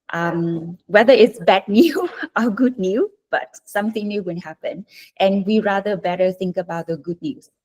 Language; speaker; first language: English; non-native, fluent; Vietnamese